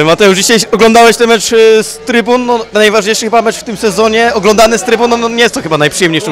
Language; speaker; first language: Polish; native; Polish